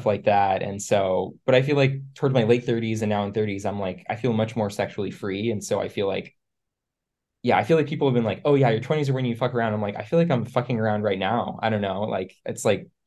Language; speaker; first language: English; native; English